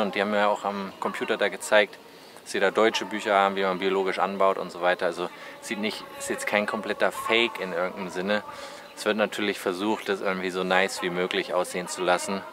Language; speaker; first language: German; native; German